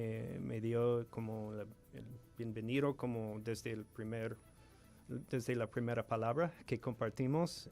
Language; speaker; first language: Spanish; non-native, fluent; English